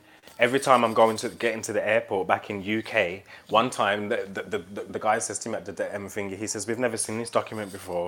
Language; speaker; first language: English; native; English